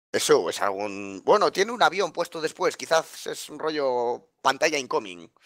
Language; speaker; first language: Spanish; native; Spanish